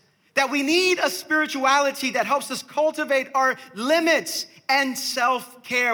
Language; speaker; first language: English; native; English